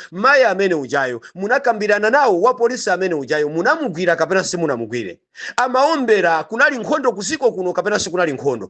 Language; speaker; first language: Nyanja; native; Nyanja